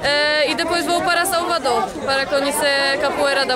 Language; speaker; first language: Portuguese; non-native, fluent; Polish